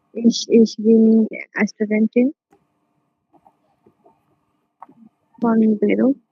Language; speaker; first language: German; non-native, learner; Bangla